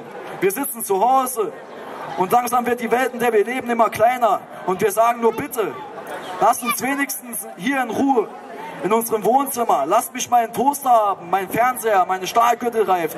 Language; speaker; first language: German; native; German